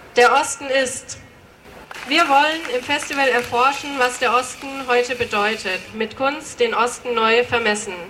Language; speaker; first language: German; native; German